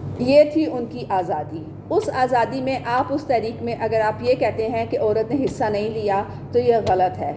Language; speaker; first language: Urdu; native; Urdu